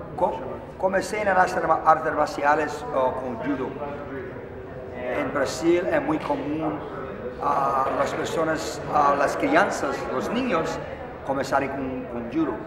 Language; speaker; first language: Spanish; non-native, fluent; Portuguese